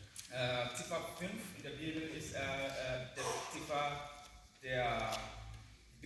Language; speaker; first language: German; non-native, learner; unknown